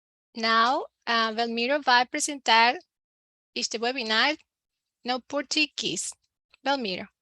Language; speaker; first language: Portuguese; non-native, learner; Spanish